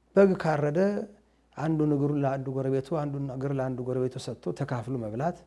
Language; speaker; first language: Amharic; native; Amharic